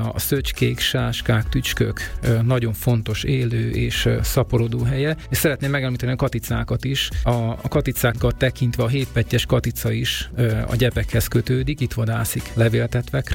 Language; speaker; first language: Hungarian; native; Hungarian